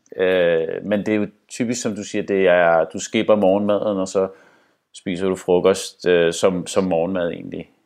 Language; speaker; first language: Danish; early bilingual, other home language; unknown